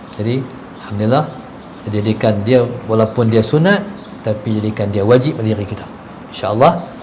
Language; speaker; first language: Malay; native; Malay